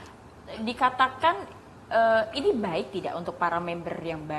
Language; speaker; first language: Indonesian; native; Indonesian